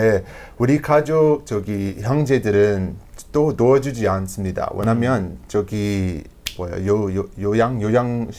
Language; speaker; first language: Korean; non-native, learner; English